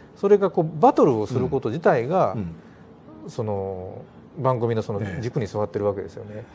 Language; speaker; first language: Japanese; native; Japanese